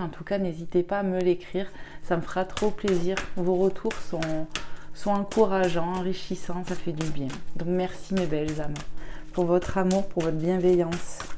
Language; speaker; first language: French; native; French